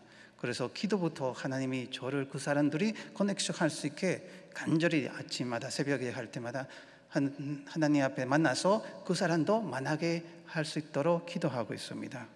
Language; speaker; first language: Korean; non-native, learner; Spanish